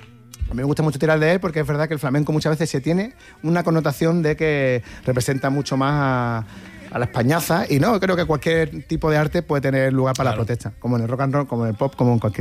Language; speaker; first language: Spanish; native; Spanish